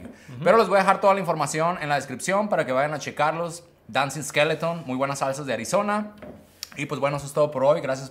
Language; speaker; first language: Spanish; native; Spanish